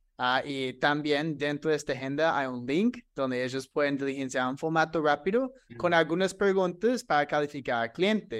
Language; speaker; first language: Spanish; non-native, fluent; English